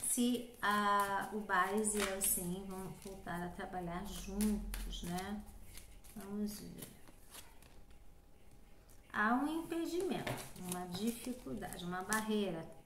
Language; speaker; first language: Portuguese; native; Portuguese